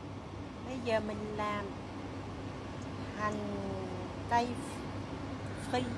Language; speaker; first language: Vietnamese; early bilingual, heritage; Vietnamese